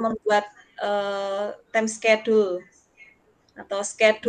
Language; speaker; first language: Indonesian; non-native, local second language; Javanese